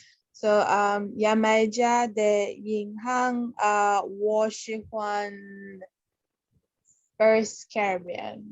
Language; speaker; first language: Chinese; non-native, learner; English